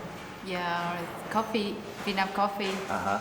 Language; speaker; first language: English; non-native, learner; Vietnamese